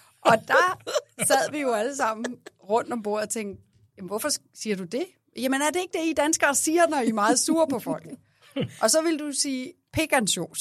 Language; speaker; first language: Danish; native; Danish